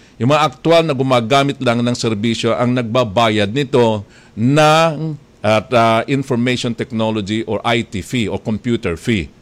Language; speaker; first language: Filipino; native; Filipino